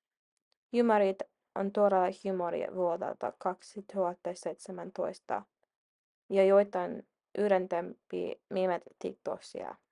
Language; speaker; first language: Finnish; non-native, learner; English